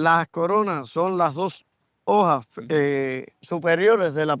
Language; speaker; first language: Spanish; native; Spanish